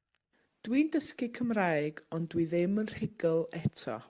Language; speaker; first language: Welsh; non-native, learner; English